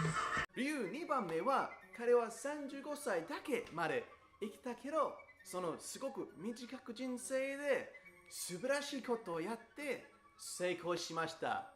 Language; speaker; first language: Japanese; non-native, fluent; English